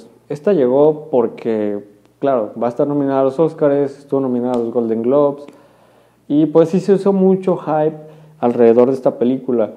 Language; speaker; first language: Spanish; native; Spanish